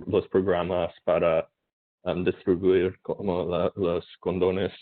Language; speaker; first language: Spanish; non-native, learner; English